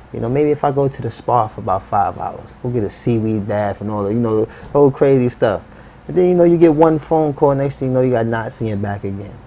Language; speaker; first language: English; native; English